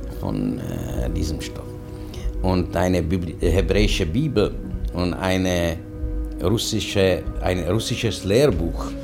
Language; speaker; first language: German; non-native, fluent; Czech